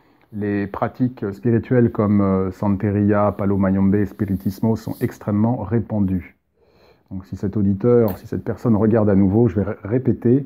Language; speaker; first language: French; native; French